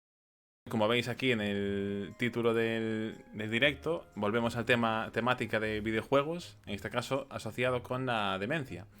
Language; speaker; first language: Spanish; native; Spanish